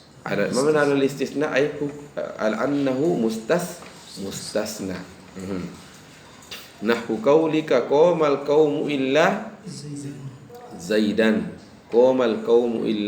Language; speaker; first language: Arabic; non-native, fluent; Indonesian